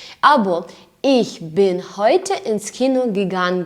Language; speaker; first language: German; non-native, learner; Ukrainian